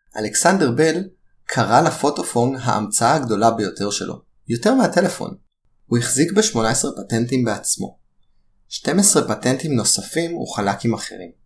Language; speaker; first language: Hebrew; native; Hebrew